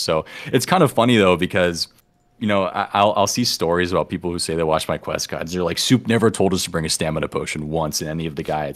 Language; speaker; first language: English; native; English